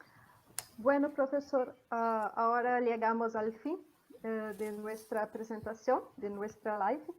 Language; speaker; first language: Spanish; non-native, fluent; Portuguese